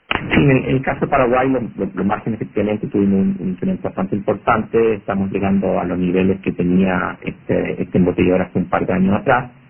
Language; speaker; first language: Spanish; native; Spanish